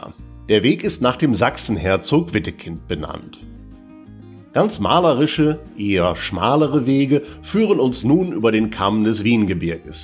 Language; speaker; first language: German; native; German